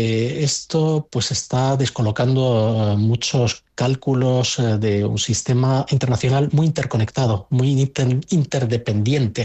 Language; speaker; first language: Spanish; native; Spanish